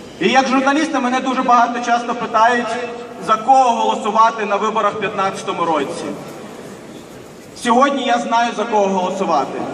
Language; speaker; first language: Ukrainian; early bilingual, other home language; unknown